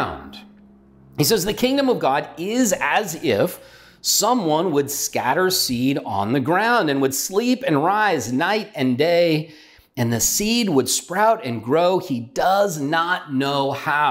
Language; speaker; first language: English; native; English